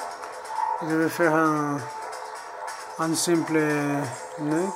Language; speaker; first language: French; non-native, learner; Spanish